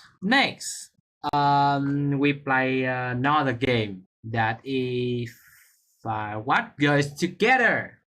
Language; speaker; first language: English; non-native, fluent; Vietnamese